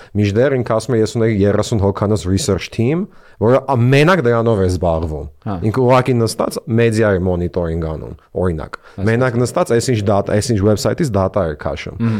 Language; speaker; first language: Armenian; early bilingual, heritage; Armenian